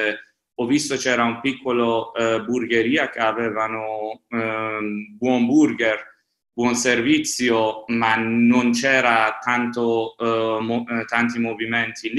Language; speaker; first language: Italian; non-native, fluent; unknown